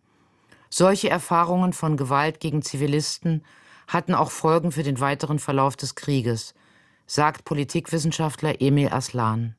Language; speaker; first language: German; native; German